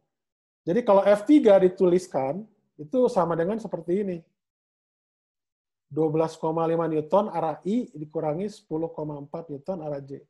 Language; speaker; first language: Indonesian; native; Indonesian